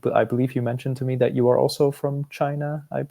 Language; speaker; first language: English; non-native, fluent; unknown